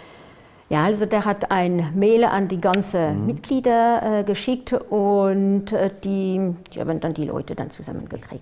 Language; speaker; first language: German; non-native, fluent; French